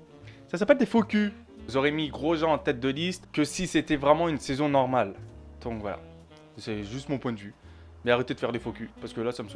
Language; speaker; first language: French; native; French